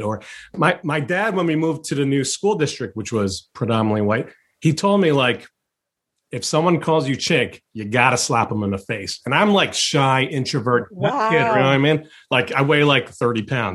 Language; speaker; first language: English; early bilingual, other home language; Chinese